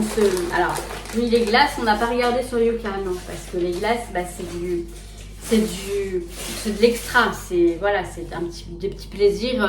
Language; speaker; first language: French; native; French